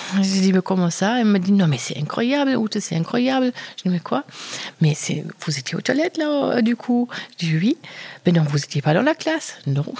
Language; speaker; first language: French; non-native, fluent; German